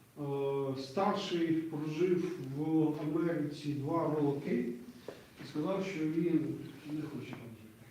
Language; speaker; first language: Ukrainian; non-native, local second language; Russian